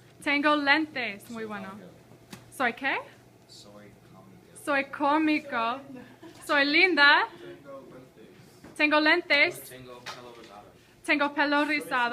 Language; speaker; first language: Spanish; non-native, fluent; English